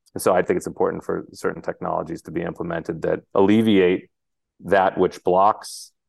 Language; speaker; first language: English; native; English